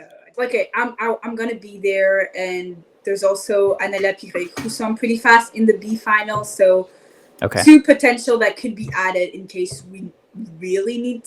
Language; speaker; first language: English; non-native, fluent; French